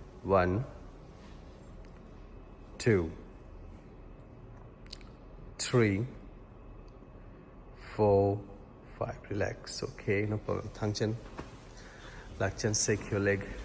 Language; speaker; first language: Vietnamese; non-native, learner; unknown